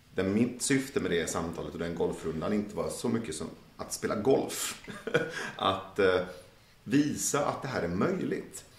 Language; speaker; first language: Swedish; early bilingual, other home language; Persian